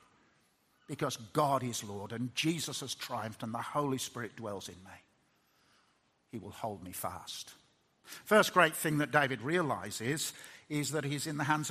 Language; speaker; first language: English; native; English